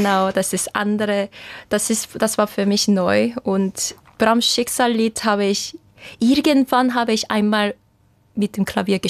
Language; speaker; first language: German; non-native, fluent; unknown